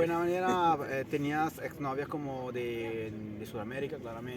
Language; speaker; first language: Spanish; non-native, fluent; Italian